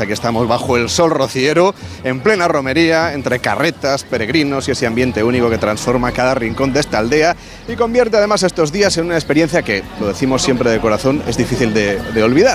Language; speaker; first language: Spanish; native; Spanish